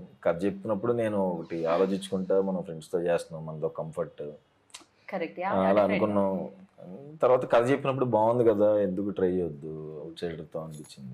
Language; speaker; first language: Telugu; native; Telugu